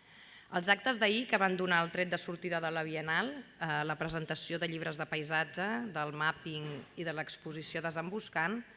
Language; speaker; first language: Catalan; native; Catalan